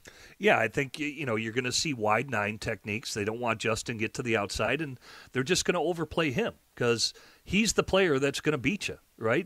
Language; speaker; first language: English; native; English